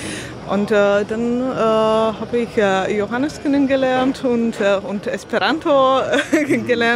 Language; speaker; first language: German; non-native, learner; Slovak